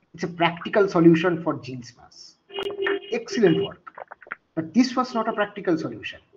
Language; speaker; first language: English; non-native, local second language; Bangla